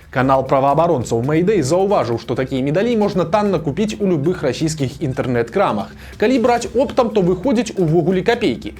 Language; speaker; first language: Belarusian; native; Belarusian